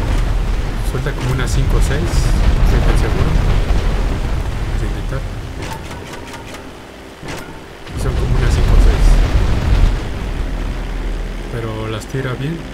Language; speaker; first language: Spanish; native; Spanish